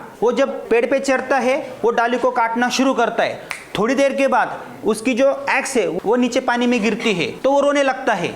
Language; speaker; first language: Hindi; non-native, local second language; Marathi